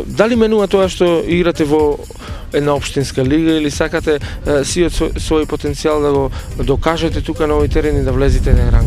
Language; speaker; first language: Macedonian; native; Macedonian